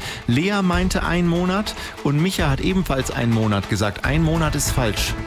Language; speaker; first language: German; native; German